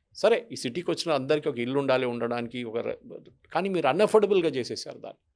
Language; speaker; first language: Telugu; non-native, fluent; Malayalam